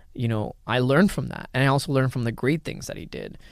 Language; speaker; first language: English; early bilingual, other home language; Spanish